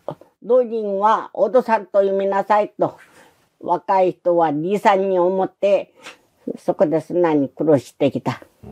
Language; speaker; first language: Japanese; non-native, learner; Korean